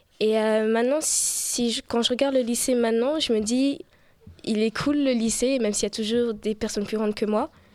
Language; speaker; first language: French; early bilingual, other home language; Portuguese